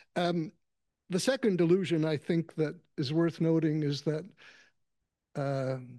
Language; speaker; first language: English; native; English